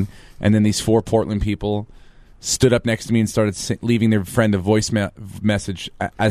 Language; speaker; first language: English; native; English